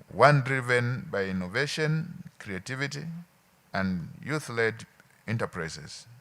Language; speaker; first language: English; non-native, local second language; Swahili